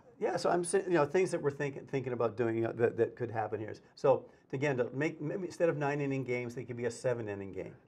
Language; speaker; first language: English; native; English